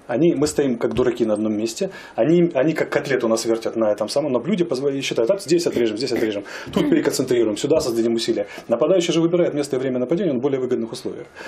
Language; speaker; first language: Russian; native; Russian